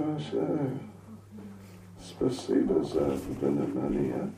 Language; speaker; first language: Russian; non-native, learner; English